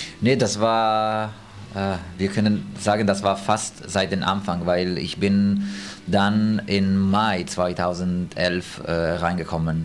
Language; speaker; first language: German; non-native, fluent; Italian